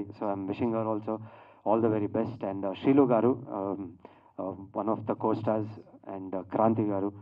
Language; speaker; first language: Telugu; non-native, learner; Kannada